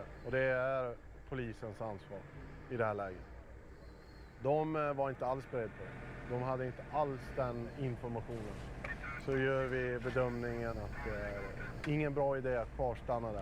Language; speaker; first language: Swedish; native; Swedish